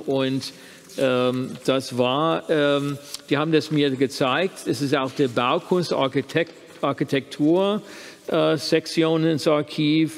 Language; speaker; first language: German; non-native, fluent; English